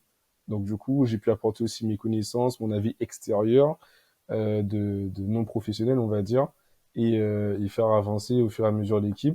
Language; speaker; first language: French; native; French